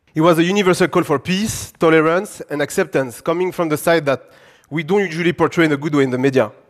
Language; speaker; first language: English; non-native, fluent; French